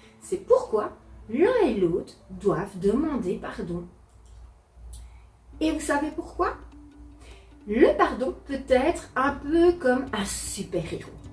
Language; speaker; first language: French; native; French